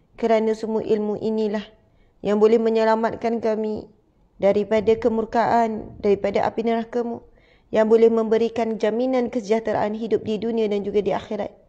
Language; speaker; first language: Malay; native; Malay